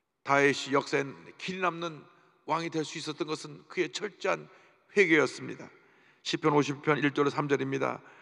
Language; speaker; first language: Korean; native; Korean